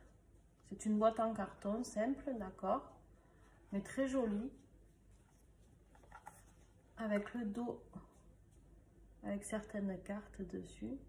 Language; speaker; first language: French; native; French